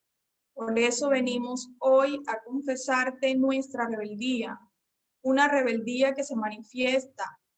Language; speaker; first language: Spanish; native; Spanish